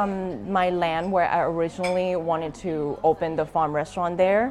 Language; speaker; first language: English; non-native, fluent; Thai